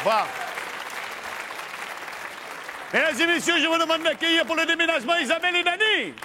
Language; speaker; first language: French; native; French